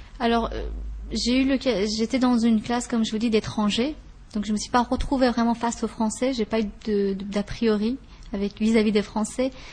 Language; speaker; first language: French; early bilingual, other home language; Persian